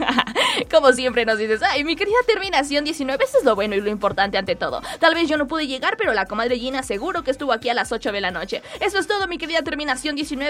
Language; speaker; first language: Spanish; native; Spanish